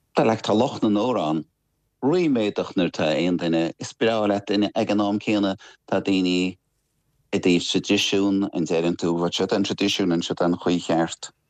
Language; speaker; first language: Irish; non-native, local second language; English